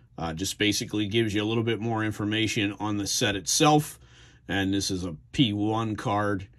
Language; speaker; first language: English; native; English